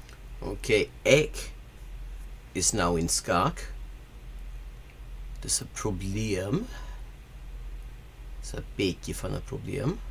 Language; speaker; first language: Dutch; non-native, learner; English